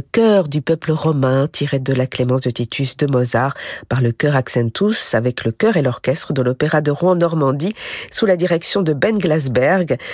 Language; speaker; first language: French; native; French